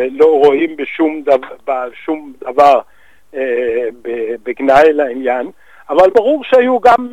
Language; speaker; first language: Hebrew; non-native, fluent; Danish